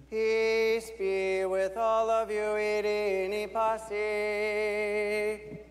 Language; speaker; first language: English; native; English